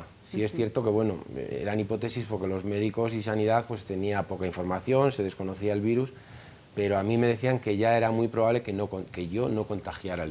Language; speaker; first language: Spanish; native; Spanish